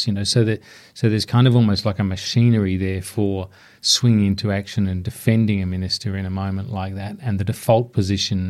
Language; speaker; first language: English; native; English